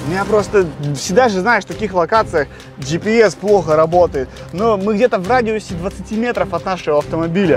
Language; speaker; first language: Russian; native; Russian